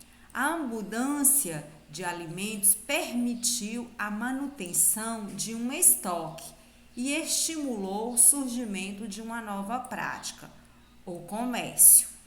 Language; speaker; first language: Portuguese; native; Portuguese